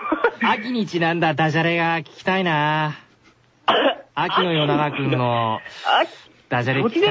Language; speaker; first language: Japanese; native; Japanese